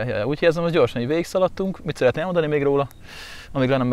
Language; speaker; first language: Hungarian; native; Hungarian